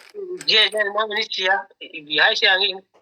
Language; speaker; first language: German; non-native, learner; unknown